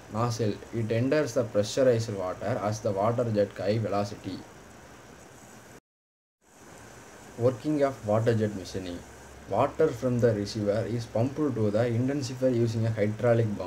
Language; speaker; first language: English; non-native, local second language; Tamil